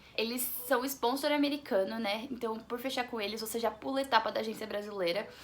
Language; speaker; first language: Portuguese; native; Portuguese